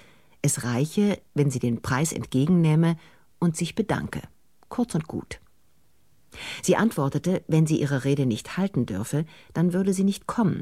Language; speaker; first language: German; native; German